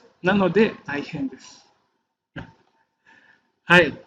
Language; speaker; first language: Japanese; non-native, fluent; Indonesian